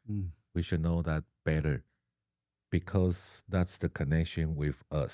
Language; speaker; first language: English; non-native, learner; Chinese